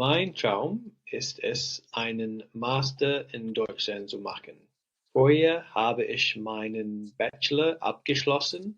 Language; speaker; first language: German; non-native, learner; English